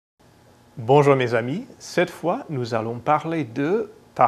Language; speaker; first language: French; non-native, fluent; English